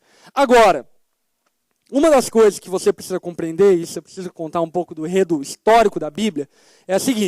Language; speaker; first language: Portuguese; native; Portuguese